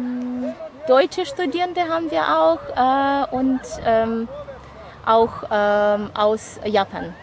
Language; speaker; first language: German; non-native, fluent; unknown